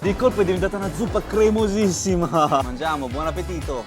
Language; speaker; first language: Italian; early bilingual, other home language; Chinese